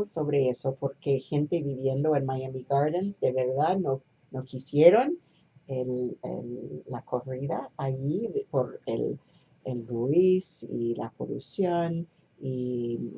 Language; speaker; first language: Spanish; non-native, fluent; English